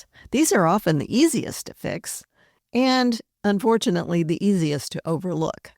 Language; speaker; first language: English; native; English